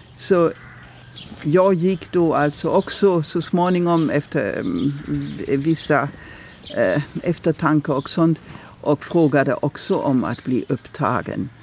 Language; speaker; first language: Swedish; non-native, fluent; German